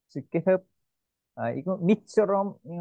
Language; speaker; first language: Korean; non-native, learner; Vietnamese